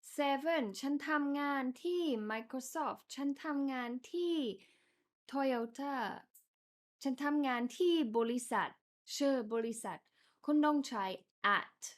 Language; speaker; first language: Thai; non-native, fluent; English